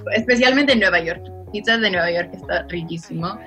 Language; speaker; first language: Spanish; early bilingual, heritage; Spanish